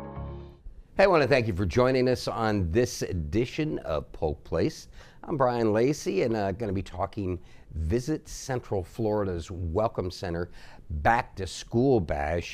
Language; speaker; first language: English; native; English